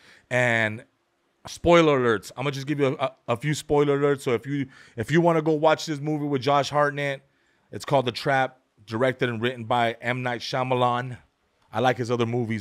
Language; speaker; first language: English; early bilingual, other home language; Spanish